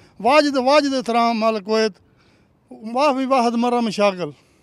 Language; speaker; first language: Arabic; non-native, learner; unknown